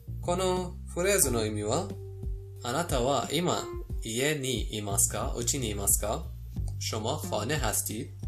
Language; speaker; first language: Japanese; non-native, fluent; Persian